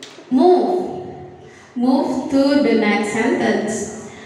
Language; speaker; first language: English; non-native, fluent; Indonesian